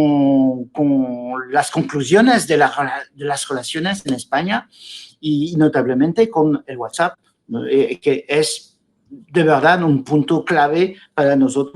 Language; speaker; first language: Spanish; non-native, fluent; French